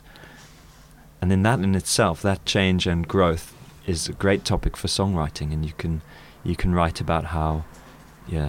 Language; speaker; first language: English; native; English